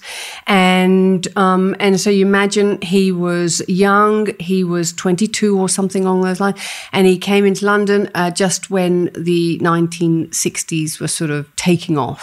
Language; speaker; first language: English; native; English